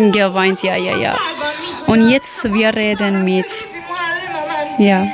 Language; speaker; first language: German; non-native, learner; Persian